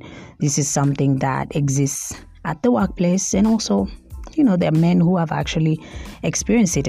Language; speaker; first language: English; non-native, local second language; Swahili